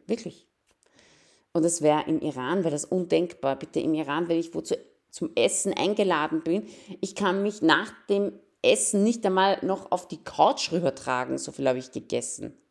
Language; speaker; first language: German; early bilingual, other home language; Persian